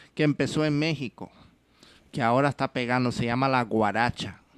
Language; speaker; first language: Spanish; early bilingual, heritage; English